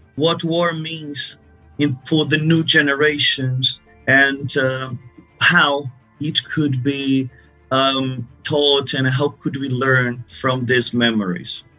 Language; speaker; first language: English; non-native, fluent; Portuguese